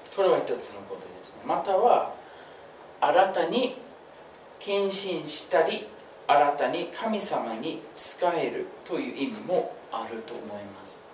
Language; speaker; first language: Japanese; non-native, fluent; English